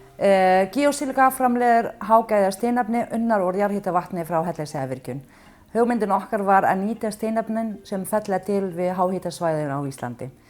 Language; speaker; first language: Icelandic; non-native, fluent; Arabic